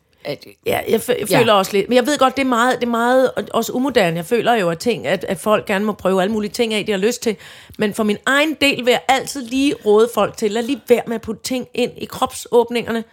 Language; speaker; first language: Danish; native; Danish